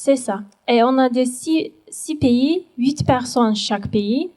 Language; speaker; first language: French; non-native, learner; Turkish